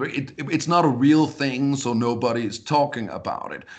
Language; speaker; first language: English; non-native, fluent; Danish